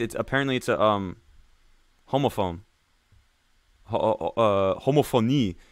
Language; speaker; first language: English; native; English